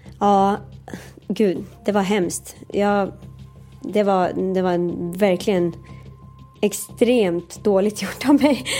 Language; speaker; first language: Swedish; early bilingual, other home language; Persian